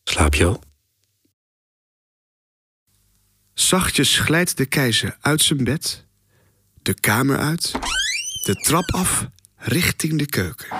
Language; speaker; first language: Dutch; native; Dutch